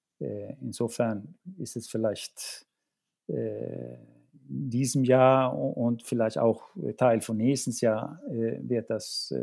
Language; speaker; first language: German; non-native, fluent; Swedish